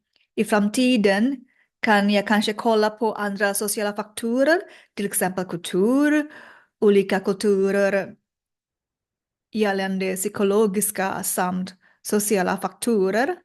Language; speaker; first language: Swedish; non-native, learner; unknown